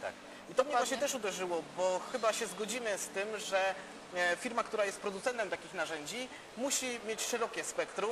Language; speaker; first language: Polish; native; Polish